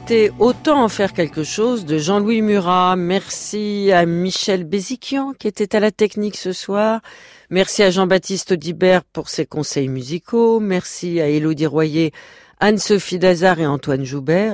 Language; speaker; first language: French; native; French